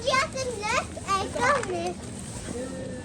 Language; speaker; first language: Swedish; early bilingual, other home language; Mongolian